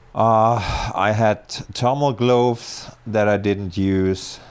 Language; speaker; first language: English; non-native, fluent; German